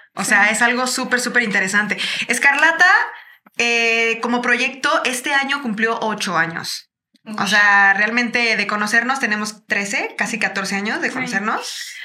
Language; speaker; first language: Spanish; native; Spanish